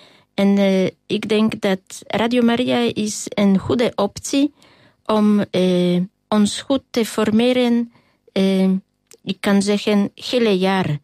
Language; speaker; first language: Dutch; non-native, learner; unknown